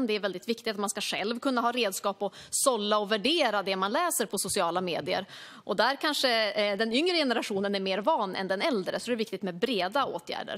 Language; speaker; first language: Swedish; native; Swedish